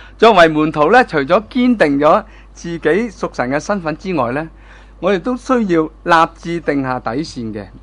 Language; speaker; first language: Chinese; non-native, local second language; Cantonese